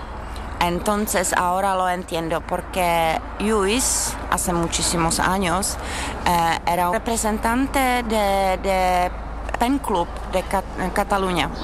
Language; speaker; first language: Spanish; non-native, learner; Czech